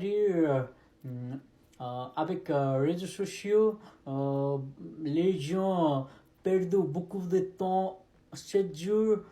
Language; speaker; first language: French; non-native, learner; Nepali